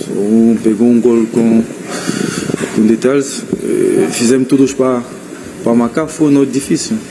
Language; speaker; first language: Portuguese; non-native, learner; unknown